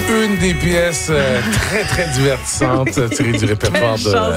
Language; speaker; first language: French; native; French